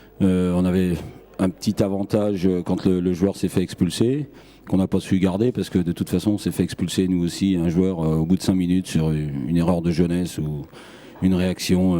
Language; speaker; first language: French; native; French